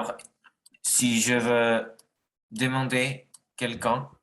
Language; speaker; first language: French; non-native, learner; Spanish